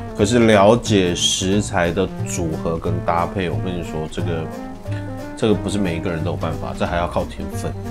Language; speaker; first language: Chinese; native; Chinese